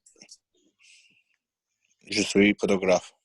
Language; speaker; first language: French; non-native, learner; Albanian